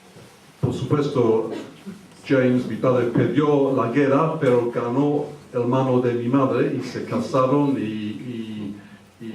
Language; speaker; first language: Spanish; early bilingual, heritage; English